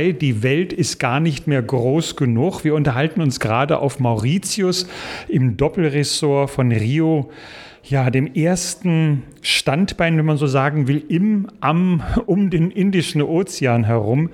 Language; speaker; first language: German; native; German